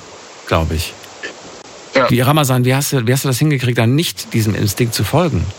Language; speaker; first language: German; native; German